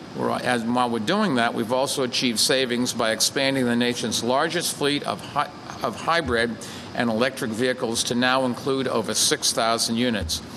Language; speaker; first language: English; native; English